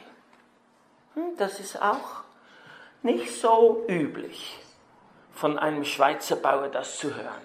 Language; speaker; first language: German; native; German